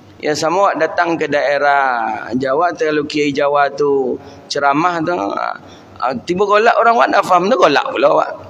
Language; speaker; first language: Malay; non-native, local second language; Minangkabau